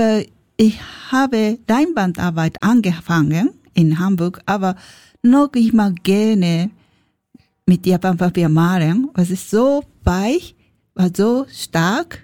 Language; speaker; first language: German; non-native, learner; Japanese